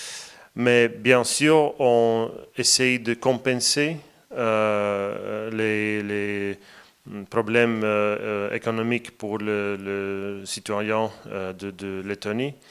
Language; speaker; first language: French; non-native, fluent; Latvian